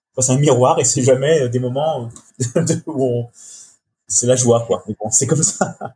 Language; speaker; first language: French; native; French